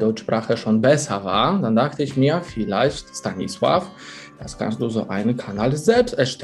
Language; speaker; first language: German; non-native, fluent; Polish